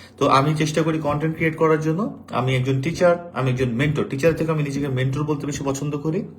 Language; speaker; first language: Bangla; native; Bangla